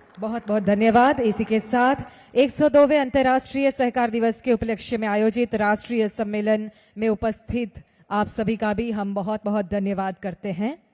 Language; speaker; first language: Hindi; non-native, local second language; Gujarati